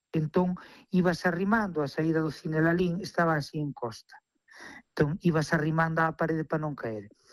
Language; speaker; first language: Galician; native; Galician